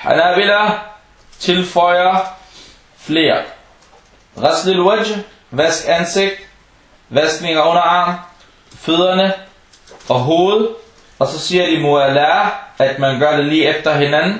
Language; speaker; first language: Danish; non-native, fluent; Arabic